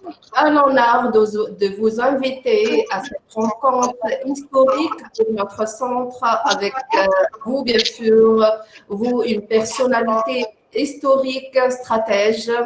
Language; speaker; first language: French; non-native, local second language; Arabic